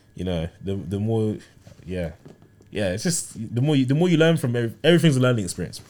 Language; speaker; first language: English; early bilingual, other home language; Yoruba